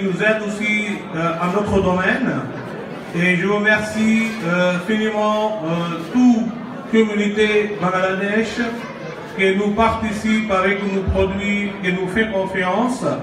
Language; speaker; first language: French; non-native, learner; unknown